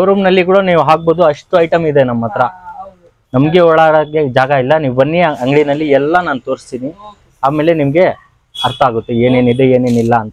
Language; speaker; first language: Kannada; non-native, local second language; Urdu